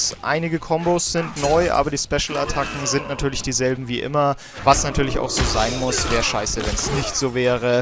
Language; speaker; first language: German; native; German